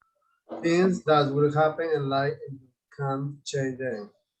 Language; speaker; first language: English; non-native, learner; Spanish